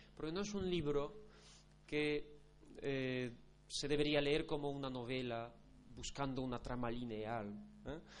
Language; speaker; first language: Spanish; non-native, fluent; Polish